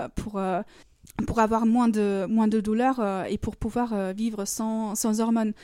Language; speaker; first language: French; non-native, fluent; German